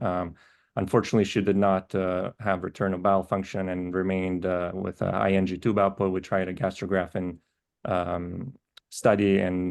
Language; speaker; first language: English; native; English